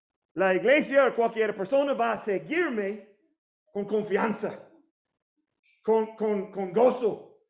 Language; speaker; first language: Spanish; non-native, fluent; English